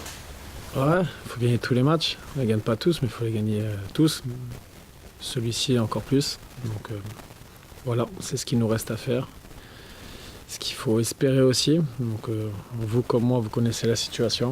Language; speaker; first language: French; native; French